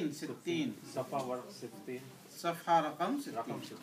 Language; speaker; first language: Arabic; non-native, fluent; English